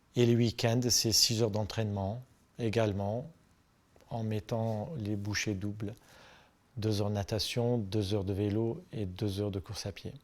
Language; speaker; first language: French; non-native, local second language; Armenian